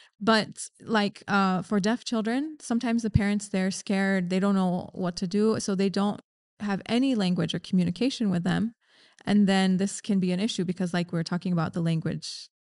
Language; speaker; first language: English; native; English